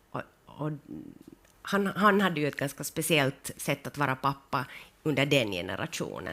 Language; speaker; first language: Swedish; native; Swedish